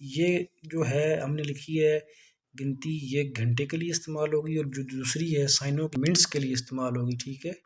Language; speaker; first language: Urdu; non-native, local second language; Punjabi